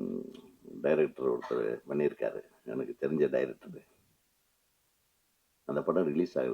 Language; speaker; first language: Tamil; native; Tamil